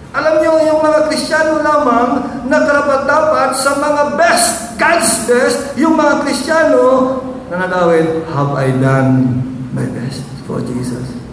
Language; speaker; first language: Filipino; non-native, local second language; Hiligaynon